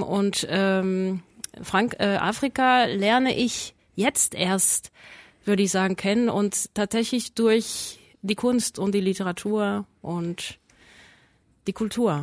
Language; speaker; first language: German; non-native, fluent; French